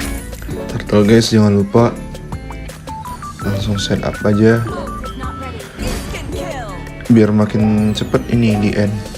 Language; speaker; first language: Indonesian; native; Indonesian